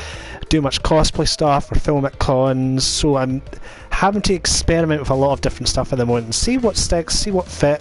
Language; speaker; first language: English; native; English